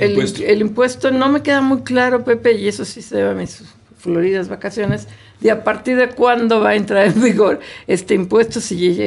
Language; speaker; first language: Spanish; native; Spanish